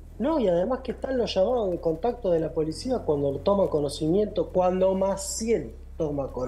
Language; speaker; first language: Spanish; native; Spanish